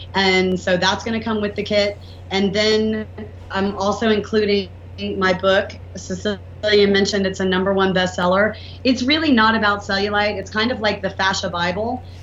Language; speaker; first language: English; native; English